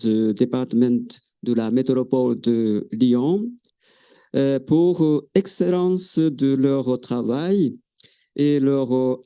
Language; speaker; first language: French; non-native, fluent; Japanese